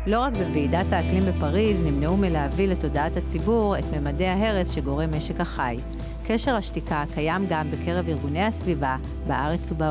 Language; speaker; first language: Hebrew; native; Hebrew